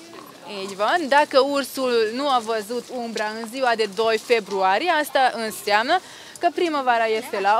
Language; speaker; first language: Romanian; non-native, local second language; Hungarian